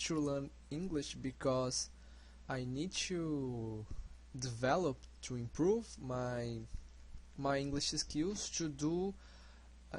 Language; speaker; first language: English; non-native, learner; Portuguese